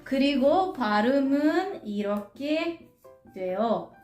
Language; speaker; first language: Korean; non-native, learner; Italian